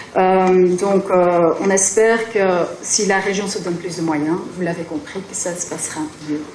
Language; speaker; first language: French; non-native, local second language; Dutch